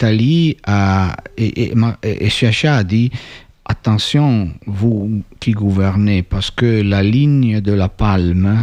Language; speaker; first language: French; non-native, fluent; Italian